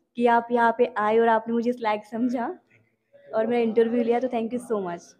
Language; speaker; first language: Hindi; non-native, local second language; Marathi